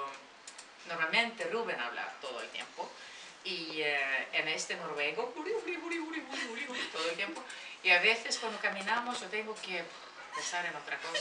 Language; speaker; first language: Spanish; non-native, fluent; Swedish